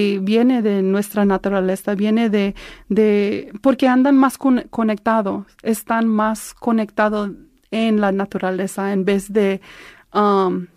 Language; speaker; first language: Spanish; early bilingual, heritage; Spanish